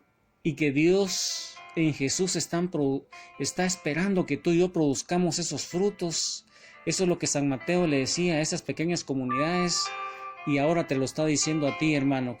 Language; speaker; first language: Spanish; native; Spanish